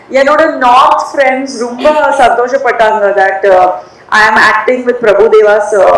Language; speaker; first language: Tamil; non-native, learner; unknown